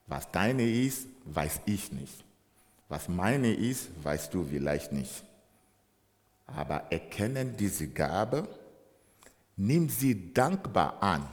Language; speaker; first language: German; non-native, fluent; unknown